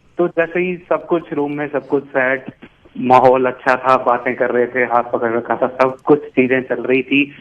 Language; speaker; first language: Hindi; native; Hindi